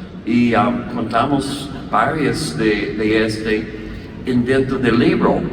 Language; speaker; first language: Spanish; non-native, learner; English